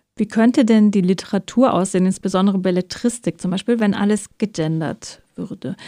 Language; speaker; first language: German; early bilingual, other home language; Persian